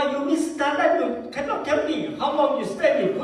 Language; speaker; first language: English; non-native, learner; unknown